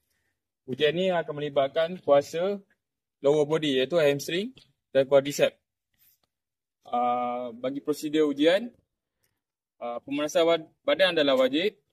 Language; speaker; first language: Malay; native; Malay